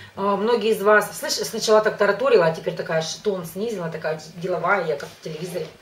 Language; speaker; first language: Russian; native; Russian